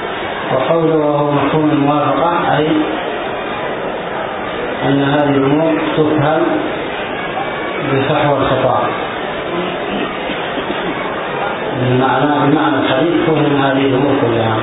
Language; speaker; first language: Arabic; native; Arabic